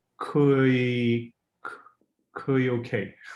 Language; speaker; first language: Chinese; non-native, learner; English